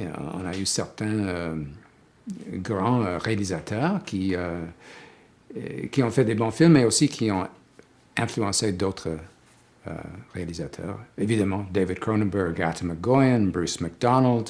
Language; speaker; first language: French; non-native, fluent; English